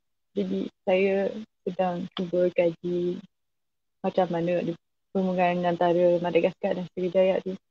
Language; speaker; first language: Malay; non-native, fluent; French